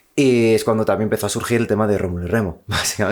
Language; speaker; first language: Spanish; native; Spanish